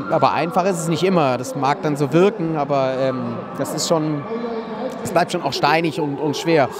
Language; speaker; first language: German; native; German